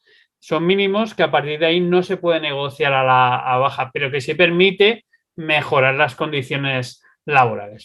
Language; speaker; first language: Spanish; native; Spanish